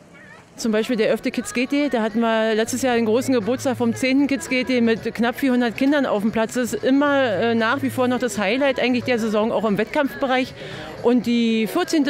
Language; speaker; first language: German; native; German